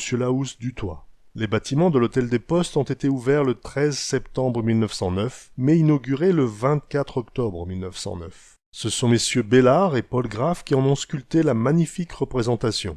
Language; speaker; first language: French; native; French